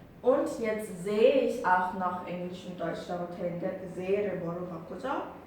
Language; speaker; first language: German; non-native, fluent; Korean